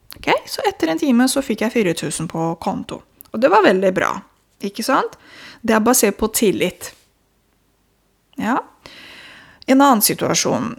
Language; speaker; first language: Norwegian; non-native, fluent; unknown